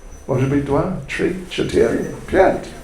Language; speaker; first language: Russian; non-native, learner; English